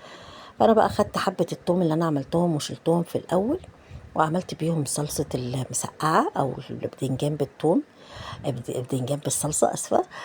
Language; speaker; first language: Arabic; native; Arabic